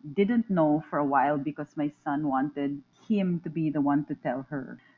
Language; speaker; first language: English; non-native, local second language; Filipino